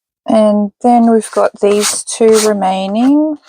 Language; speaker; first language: English; native; English